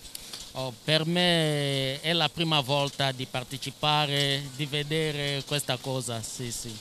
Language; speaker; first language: Italian; non-native, learner; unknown